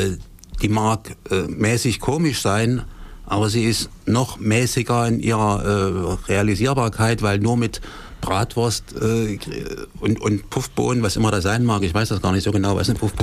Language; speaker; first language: German; native; German